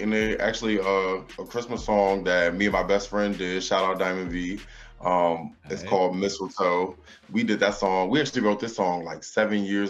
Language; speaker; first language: English; native; English